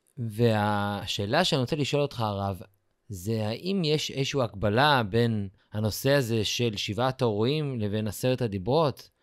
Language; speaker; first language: Hebrew; native; Hebrew